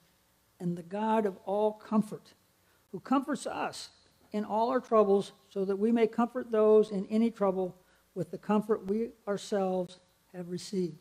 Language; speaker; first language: English; native; English